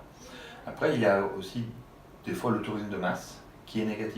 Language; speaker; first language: French; non-native, fluent; Italian